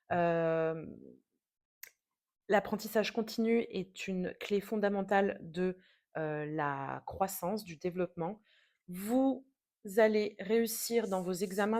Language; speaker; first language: French; native; French